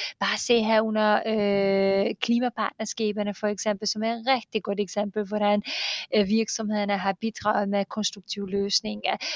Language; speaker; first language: Danish; non-native, fluent; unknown